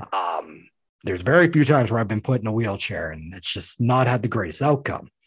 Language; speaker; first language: English; native; English